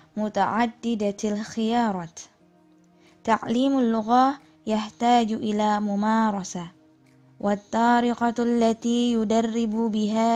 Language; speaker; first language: Arabic; non-native, learner; Indonesian